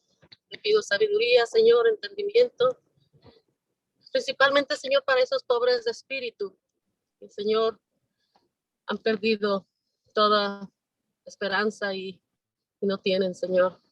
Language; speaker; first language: Spanish; native; Spanish